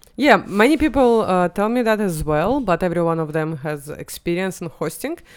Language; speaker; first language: English; non-native, fluent; Russian